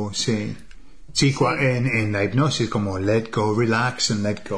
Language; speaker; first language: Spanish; non-native, fluent; English